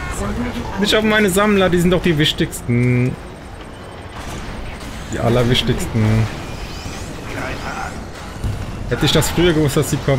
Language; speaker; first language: German; native; German